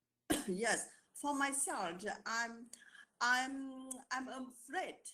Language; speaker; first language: English; non-native, learner; Vietnamese